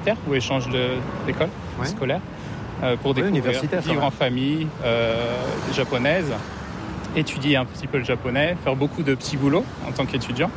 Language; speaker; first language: French; native; French